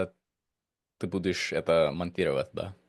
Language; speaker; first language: Russian; non-native, fluent; English